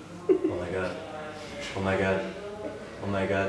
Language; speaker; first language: English; non-native, learner; Spanish